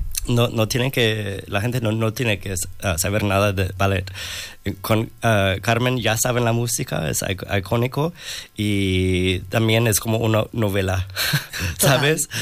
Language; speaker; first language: Spanish; non-native, fluent; English